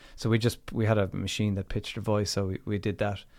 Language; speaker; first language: English; native; English